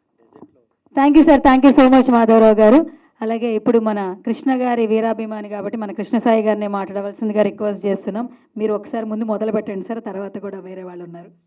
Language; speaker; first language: Telugu; native; Telugu